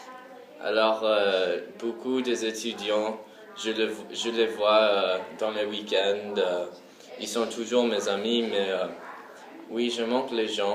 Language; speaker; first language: French; early bilingual, heritage; French